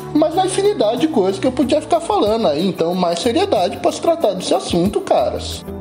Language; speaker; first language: Portuguese; native; Portuguese